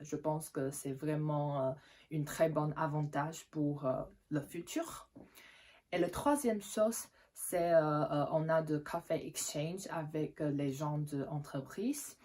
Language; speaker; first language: French; non-native, fluent; Chinese